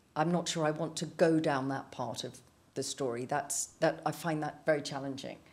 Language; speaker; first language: English; native; English